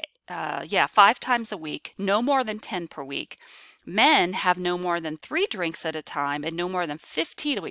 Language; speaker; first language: English; native; English